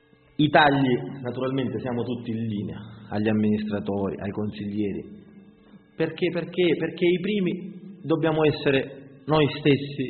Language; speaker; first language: Italian; native; Italian